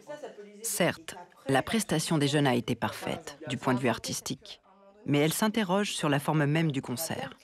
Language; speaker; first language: French; native; French